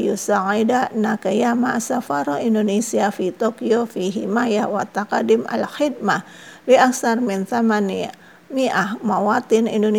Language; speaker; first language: Arabic; non-native, fluent; Indonesian